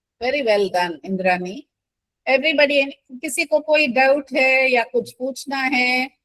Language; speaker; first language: Hindi; non-native, local second language; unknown